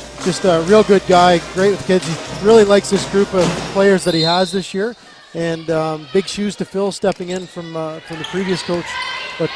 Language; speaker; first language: English; native; English